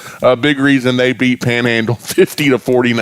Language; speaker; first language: English; native; English